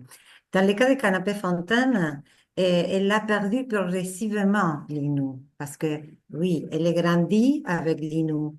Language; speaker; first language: French; non-native, fluent; Spanish